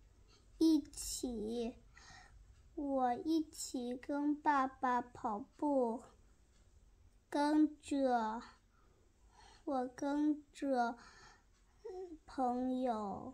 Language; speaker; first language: Chinese; early bilingual, heritage; Chinese